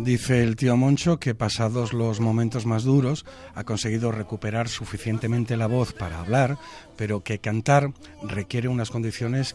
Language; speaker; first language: Spanish; native; Spanish